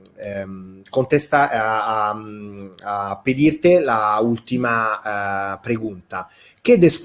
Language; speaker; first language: Spanish; non-native, fluent; Italian